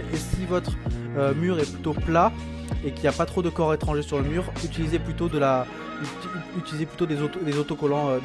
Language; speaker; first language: French; native; French